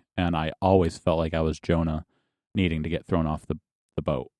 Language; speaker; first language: English; native; English